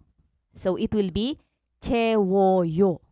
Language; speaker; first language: Korean; non-native, fluent; Filipino